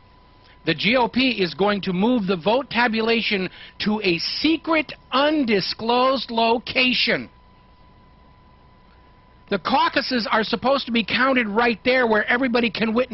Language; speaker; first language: English; native; English